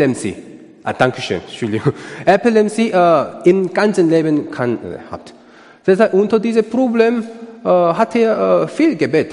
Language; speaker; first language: German; non-native, learner; Korean